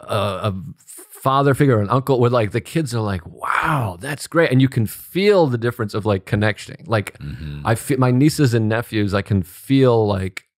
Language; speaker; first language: English; native; English